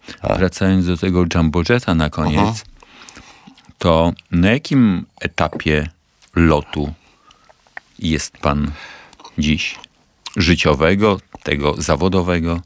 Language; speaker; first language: Polish; native; Polish